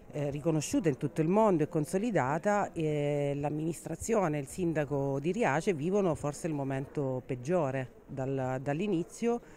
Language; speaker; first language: Italian; native; Italian